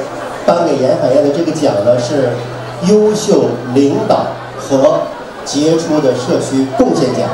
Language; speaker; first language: Chinese; native; Chinese